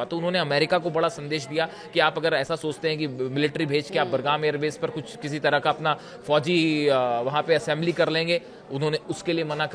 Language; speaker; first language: Hindi; native; Hindi